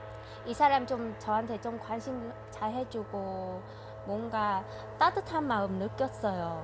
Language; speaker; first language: Korean; non-native, learner; Vietnamese